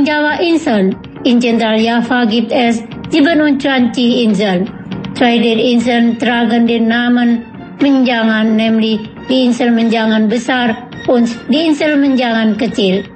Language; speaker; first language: German; non-native, fluent; Indonesian